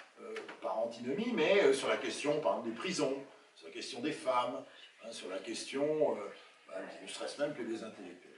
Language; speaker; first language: French; native; French